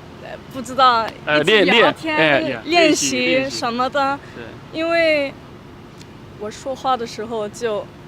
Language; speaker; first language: Chinese; non-native, learner; German